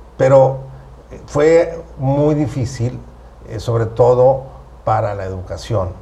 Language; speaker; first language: Spanish; native; Spanish